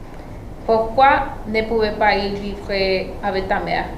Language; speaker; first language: French; non-native, learner; Spanish